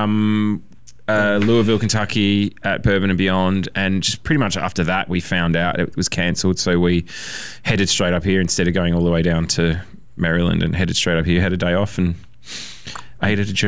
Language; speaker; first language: English; native; English